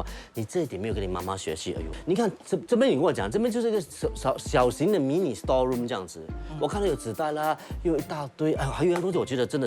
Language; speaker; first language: Chinese; native; Chinese